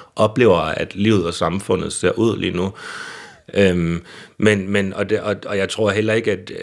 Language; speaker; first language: Danish; native; Danish